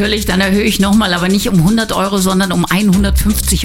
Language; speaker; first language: German; native; German